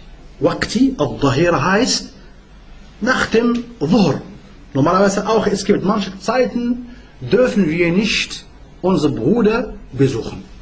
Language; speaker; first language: German; non-native, learner; Arabic